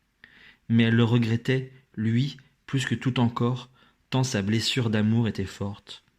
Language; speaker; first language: French; native; French